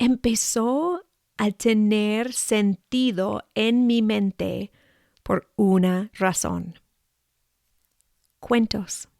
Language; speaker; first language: Spanish; non-native, fluent; English